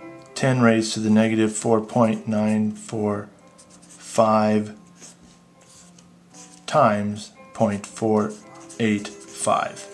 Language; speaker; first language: English; native; English